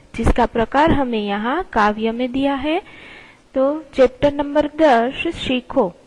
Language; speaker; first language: Hindi; non-native, local second language; Gujarati